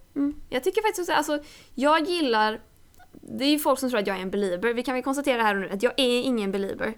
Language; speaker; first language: Swedish; native; Swedish